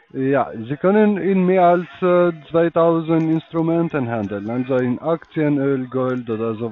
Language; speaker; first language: German; non-native, learner; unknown